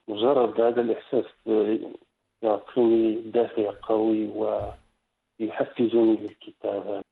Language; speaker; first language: Arabic; non-native, local second language; Riffian